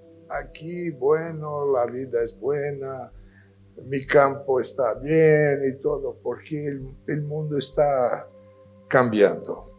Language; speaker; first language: Spanish; non-native, fluent; Portuguese